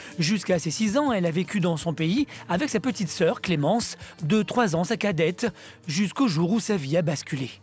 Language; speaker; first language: French; native; French